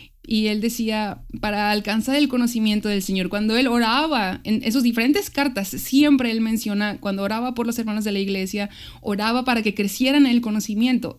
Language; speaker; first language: Spanish; native; Spanish